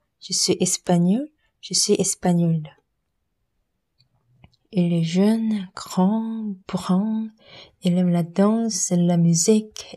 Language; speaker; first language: French; non-native, learner; Korean